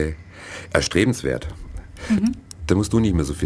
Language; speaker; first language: German; native; German